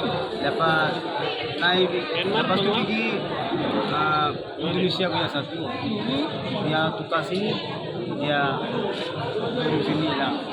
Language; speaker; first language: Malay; non-native, learner; Rohingya